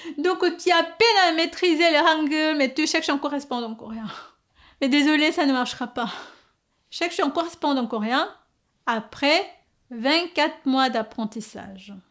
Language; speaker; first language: French; non-native, fluent; Korean